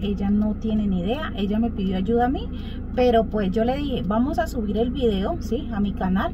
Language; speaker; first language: Spanish; native; Spanish